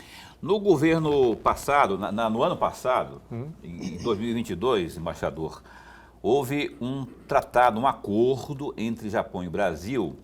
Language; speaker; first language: Portuguese; native; Portuguese